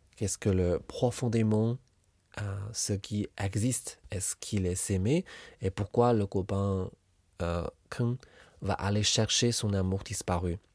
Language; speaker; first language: French; non-native, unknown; Chinese